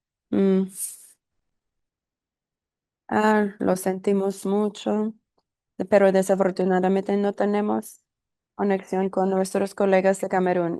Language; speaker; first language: Spanish; non-native, fluent; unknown